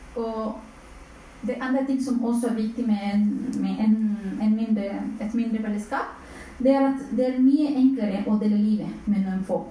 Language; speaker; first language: Norwegian; non-native, fluent; Spanish